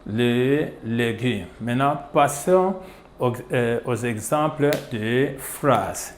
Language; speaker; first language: French; non-native, fluent; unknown